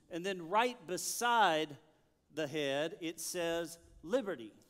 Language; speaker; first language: English; native; English